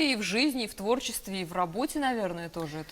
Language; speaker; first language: Russian; native; Russian